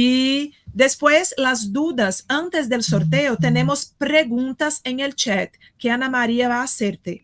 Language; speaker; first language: Spanish; non-native, fluent; Portuguese